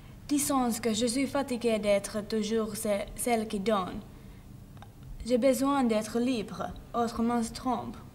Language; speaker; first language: French; non-native, learner; Finnish